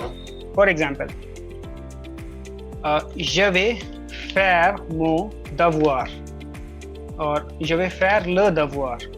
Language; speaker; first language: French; non-native, fluent; Hindi